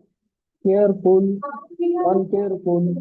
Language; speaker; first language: English; non-native, learner; Marathi